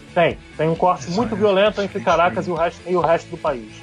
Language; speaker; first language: Portuguese; native; Portuguese